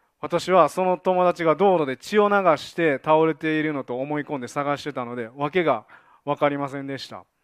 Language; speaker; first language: Japanese; native; Japanese